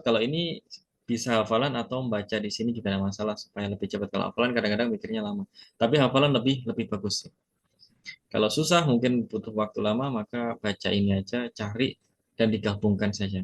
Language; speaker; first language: Indonesian; native; Indonesian